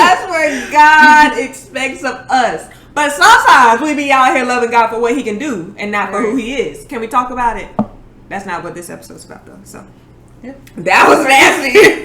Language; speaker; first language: English; native; English